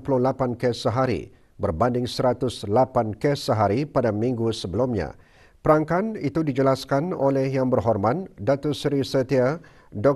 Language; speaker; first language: Malay; native; Malay